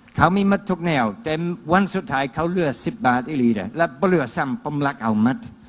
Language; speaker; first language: Thai; non-native, fluent; English